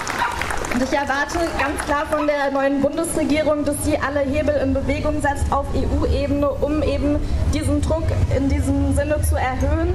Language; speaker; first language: German; native; German